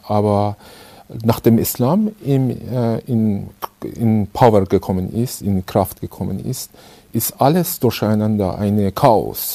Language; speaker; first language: German; non-native, fluent; Persian